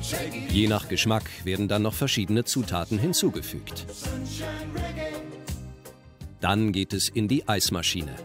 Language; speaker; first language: German; native; German